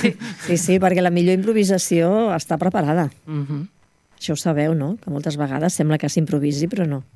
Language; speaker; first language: Catalan; native; Catalan